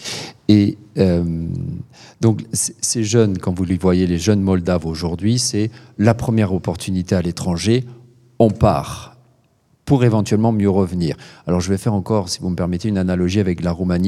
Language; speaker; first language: French; native; French